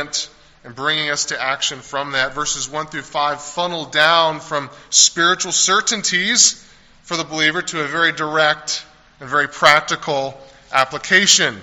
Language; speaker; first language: English; native; English